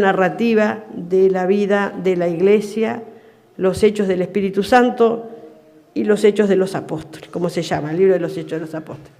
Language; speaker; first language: Spanish; native; Spanish